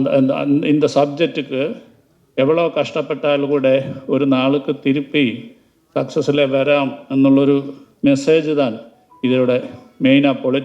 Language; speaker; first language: Tamil; non-native, learner; Malayalam